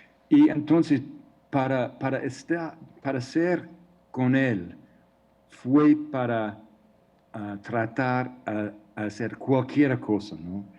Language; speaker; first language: Spanish; non-native, fluent; English